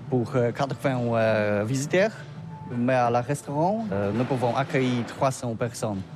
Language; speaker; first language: French; non-native, learner; Polish